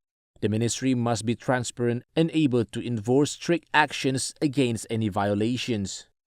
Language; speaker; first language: English; non-native, fluent; Indonesian